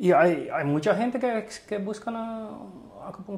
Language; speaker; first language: Spanish; non-native, fluent; English